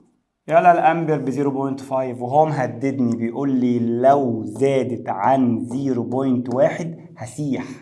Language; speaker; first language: Arabic; native; Arabic